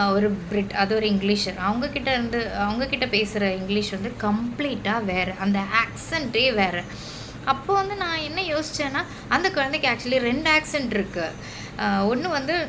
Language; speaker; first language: Tamil; non-native, local second language; Malayalam